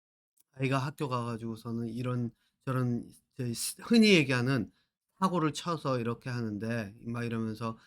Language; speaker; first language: Korean; native; Korean